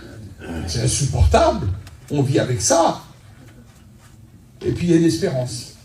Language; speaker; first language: French; native; French